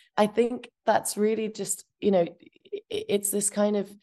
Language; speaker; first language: English; early bilingual, other home language; Albanian